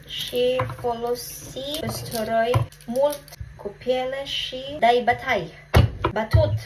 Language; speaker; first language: Romanian; non-native, learner; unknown